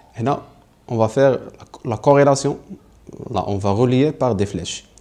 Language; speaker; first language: French; non-native, local second language; Arabic